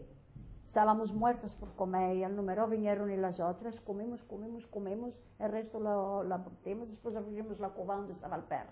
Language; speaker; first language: Spanish; early bilingual, heritage; Ladino